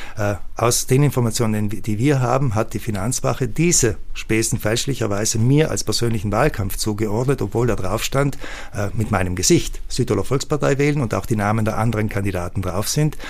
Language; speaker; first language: German; native; German